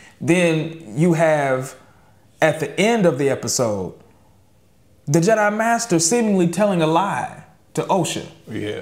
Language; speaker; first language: English; native; English